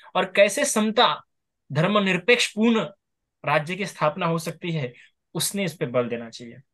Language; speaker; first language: Hindi; non-native, local second language; Marathi